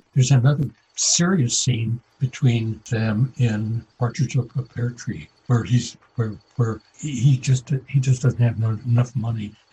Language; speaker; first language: English; native; English